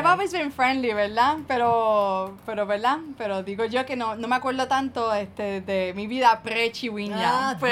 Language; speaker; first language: Spanish; early bilingual, heritage; Spanish